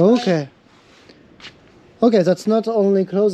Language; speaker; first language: English; non-native, fluent; French